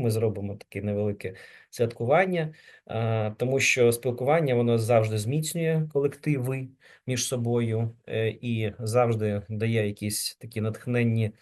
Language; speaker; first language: Ukrainian; native; Ukrainian